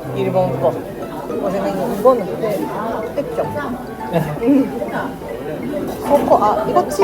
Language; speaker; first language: Korean; non-native, learner; Japanese